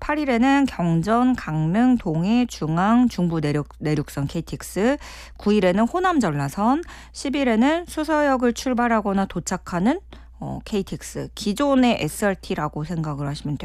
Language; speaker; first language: Korean; native; Korean